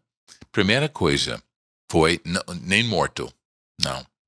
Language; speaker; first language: Portuguese; non-native, fluent; English